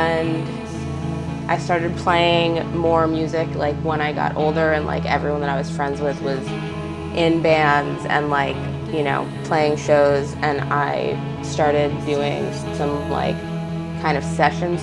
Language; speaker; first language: English; native; English